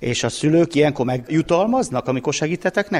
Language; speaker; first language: Hungarian; native; Hungarian